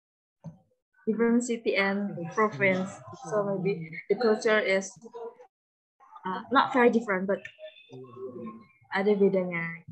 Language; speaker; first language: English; non-native, learner; Indonesian